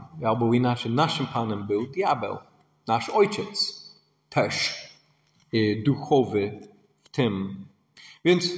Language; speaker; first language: Polish; non-native, fluent; English